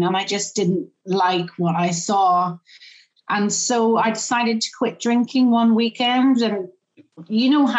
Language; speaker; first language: English; native; English